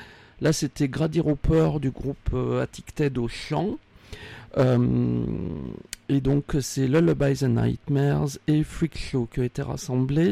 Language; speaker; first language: French; native; French